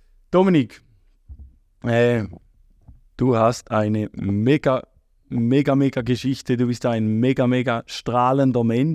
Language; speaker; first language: German; native; German